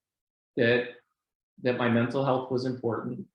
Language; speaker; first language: English; native; English